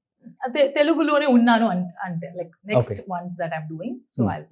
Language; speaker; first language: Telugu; non-native, local second language; Tulu